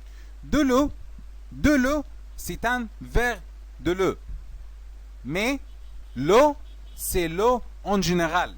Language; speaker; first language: French; non-native, fluent; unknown